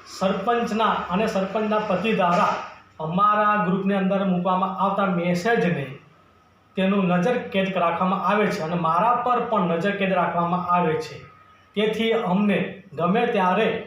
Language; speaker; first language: Gujarati; native; Gujarati